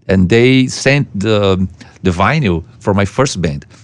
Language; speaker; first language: English; non-native, fluent; Portuguese